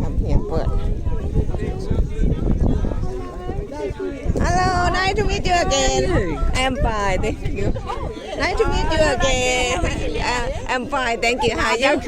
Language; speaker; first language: English; non-native, learner; Thai